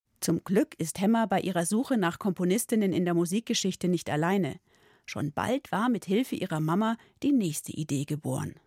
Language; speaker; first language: German; native; German